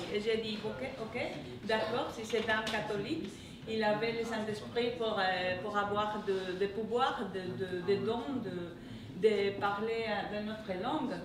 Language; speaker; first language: French; non-native, learner; English